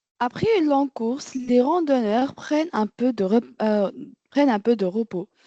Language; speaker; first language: French; non-native, learner; Arabic